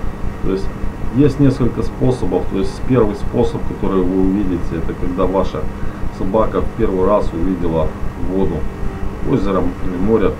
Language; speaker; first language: Russian; native; Russian